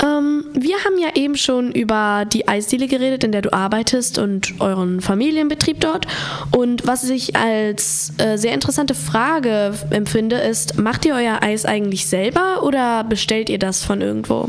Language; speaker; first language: German; native; German